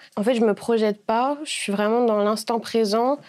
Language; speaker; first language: French; native; French